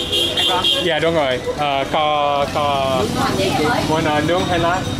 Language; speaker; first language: Vietnamese; non-native, learner; English